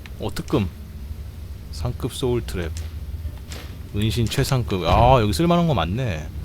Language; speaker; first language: Korean; native; Korean